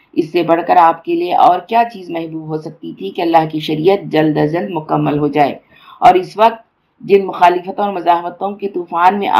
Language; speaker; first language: Urdu; native; Urdu